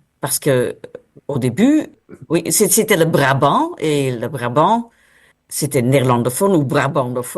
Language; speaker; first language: French; non-native, local second language; Dutch